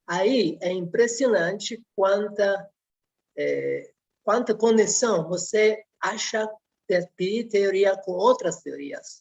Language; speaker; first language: Portuguese; non-native, fluent; Italian